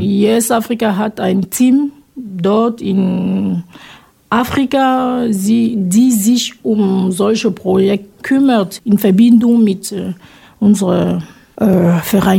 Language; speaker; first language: German; non-native, fluent; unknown